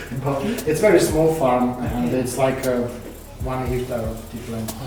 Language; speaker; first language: English; non-native, learner; Russian